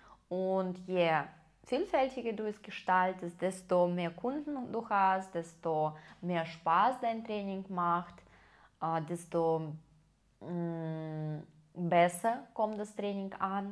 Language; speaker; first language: German; non-native, fluent; Russian